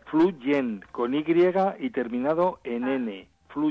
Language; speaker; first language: Spanish; native; Spanish